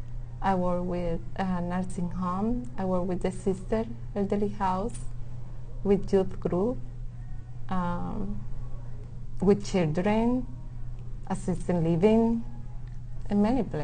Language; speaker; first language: English; non-native, local second language; Spanish